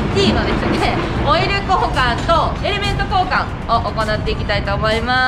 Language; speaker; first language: Japanese; native; Japanese